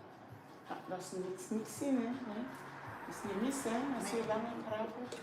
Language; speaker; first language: Dutch; non-native, fluent; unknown